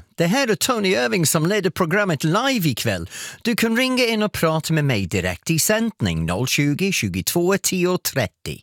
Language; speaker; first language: Swedish; non-native, fluent; English